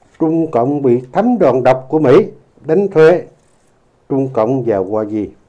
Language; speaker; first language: Vietnamese; native; Vietnamese